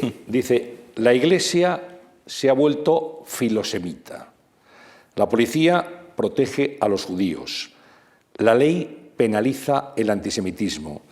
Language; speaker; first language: Spanish; native; Spanish